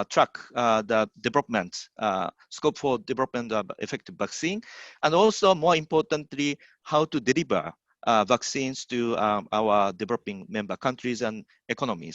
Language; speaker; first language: English; non-native, fluent; Japanese